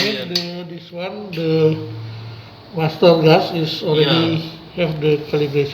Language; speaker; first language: English; non-native, learner; Indonesian